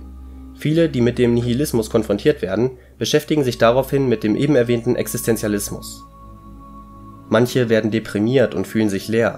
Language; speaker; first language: German; native; German